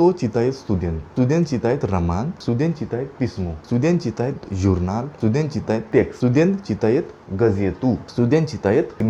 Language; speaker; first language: Russian; non-native, learner; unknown